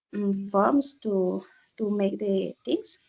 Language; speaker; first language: English; non-native, learner; Spanish